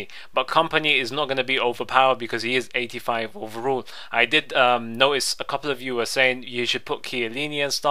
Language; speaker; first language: English; native; English